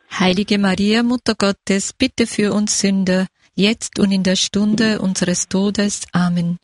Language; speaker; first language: German; native; German